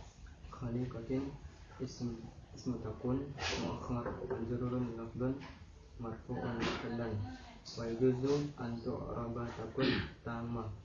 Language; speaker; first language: Arabic; non-native, learner; Indonesian